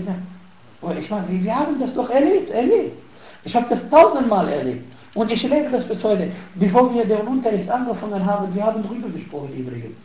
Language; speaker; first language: German; non-native, fluent; Arabic